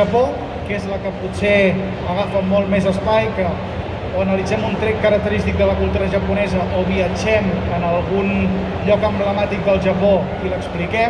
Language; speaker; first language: Catalan; native; Catalan